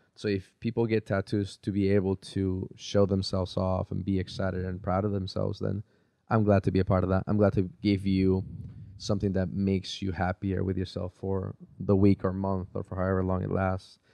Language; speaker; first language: English; early bilingual, other home language; Spanish